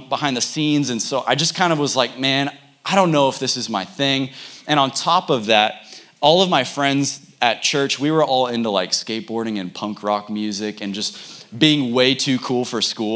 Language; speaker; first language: English; native; English